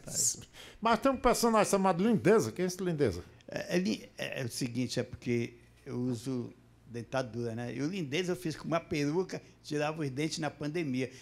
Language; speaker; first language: Portuguese; native; Portuguese